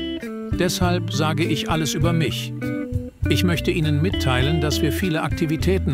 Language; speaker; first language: German; non-native, learner; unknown